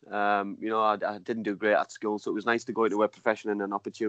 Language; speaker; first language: English; native; English